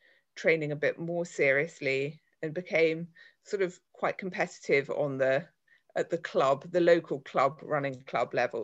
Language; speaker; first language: English; native; English